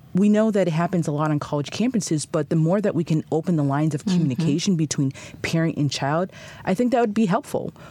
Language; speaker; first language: English; native; English